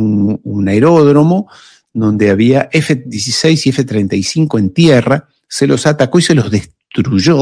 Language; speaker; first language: Spanish; native; Spanish